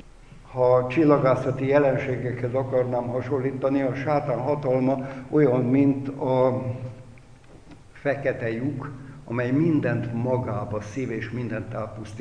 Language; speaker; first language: Hungarian; native; Hungarian